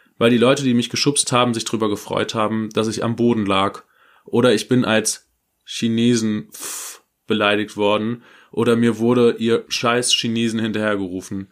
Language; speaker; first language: German; native; German